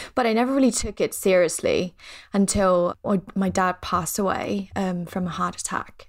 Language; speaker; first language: English; non-native, fluent; Thai